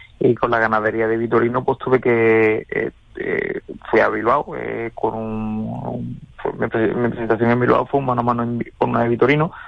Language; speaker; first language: Spanish; native; Spanish